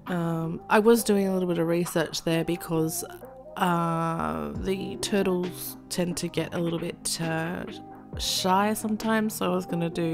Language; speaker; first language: English; native; English